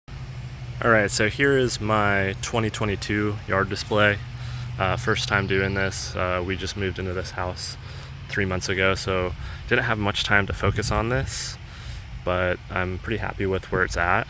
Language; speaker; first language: English; native; English